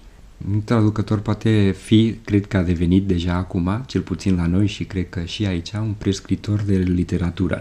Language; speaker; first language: Romanian; non-native, fluent; Catalan